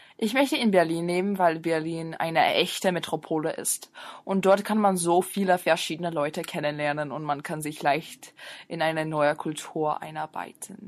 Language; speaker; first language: German; non-native, fluent; English